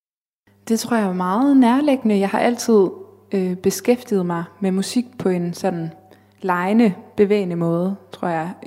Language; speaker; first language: Danish; native; Danish